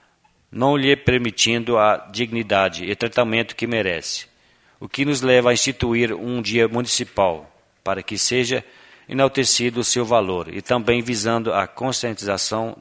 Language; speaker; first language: Portuguese; native; Portuguese